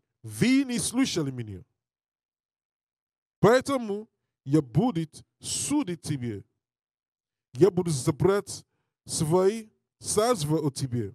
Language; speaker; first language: Russian; non-native, learner; English